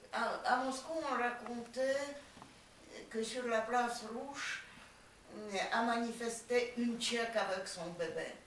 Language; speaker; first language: French; non-native, fluent; Russian